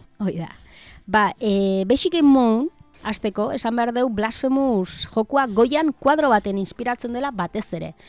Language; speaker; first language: Basque; native; Basque